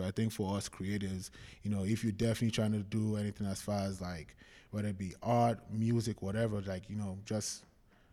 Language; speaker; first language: English; non-native, local second language; Yoruba